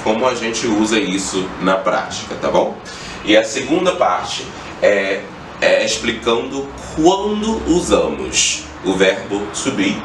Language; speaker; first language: Portuguese; non-native, fluent; English